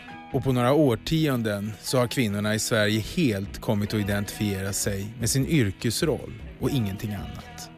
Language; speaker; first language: Swedish; native; Swedish